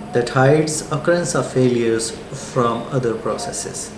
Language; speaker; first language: English; non-native, local second language; Urdu